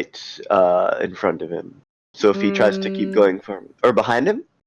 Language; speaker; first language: English; native; English